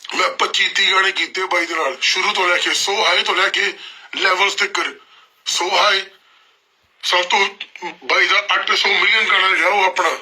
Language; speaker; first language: Punjabi; early bilingual, heritage; Punjabi